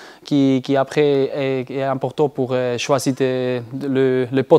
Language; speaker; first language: French; non-native, learner; German